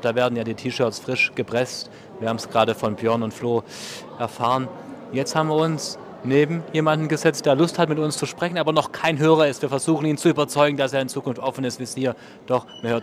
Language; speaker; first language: German; native; German